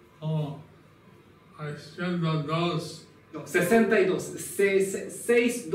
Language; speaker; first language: Spanish; non-native, learner; English